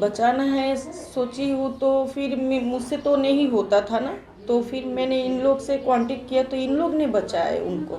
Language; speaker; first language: Hindi; non-native, local second language; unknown